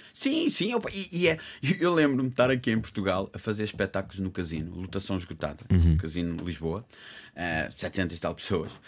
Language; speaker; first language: Portuguese; native; Portuguese